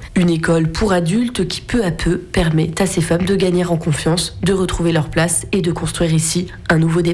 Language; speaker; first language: French; native; French